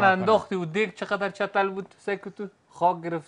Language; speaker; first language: Persian; native; Persian